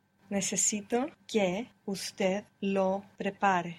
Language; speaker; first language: Spanish; non-native, learner; English